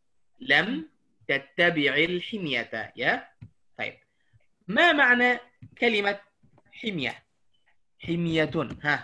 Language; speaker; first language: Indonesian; non-native, learner; Arabic